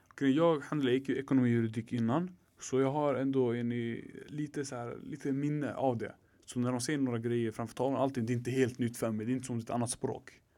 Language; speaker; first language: Swedish; early bilingual, other home language; Arabic